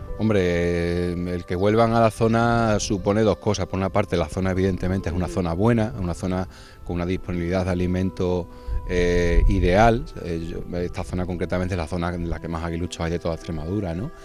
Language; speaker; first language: Spanish; native; Spanish